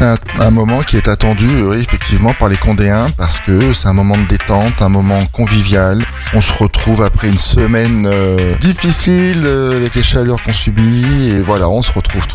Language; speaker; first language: French; native; French